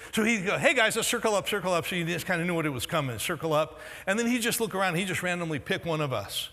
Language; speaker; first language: English; native; English